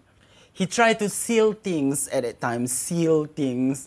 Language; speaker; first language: English; non-native, local second language; Malay